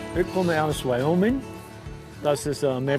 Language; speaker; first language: German; non-native, learner; English